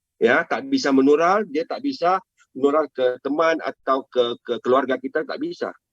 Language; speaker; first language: Malay; non-native, local second language; Chinese